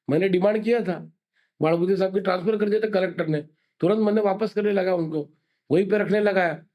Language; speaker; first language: Hindi; non-native, local second language; Marathi